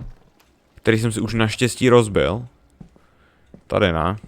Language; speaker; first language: Czech; native; Czech